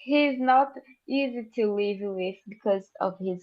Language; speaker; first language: English; non-native, learner; Portuguese